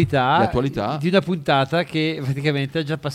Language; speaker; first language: Italian; native; Italian